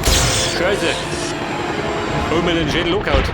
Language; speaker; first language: German; native; German